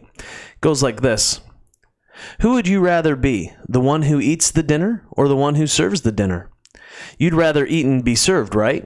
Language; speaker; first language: English; native; English